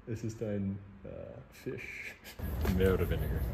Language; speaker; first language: German; non-native, learner; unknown